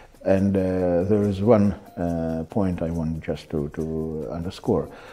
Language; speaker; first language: English; non-native, fluent; Russian